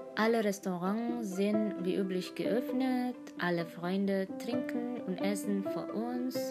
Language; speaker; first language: German; non-native, learner; Indonesian